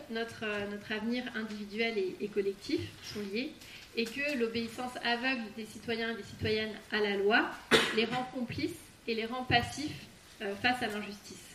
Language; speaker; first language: French; native; French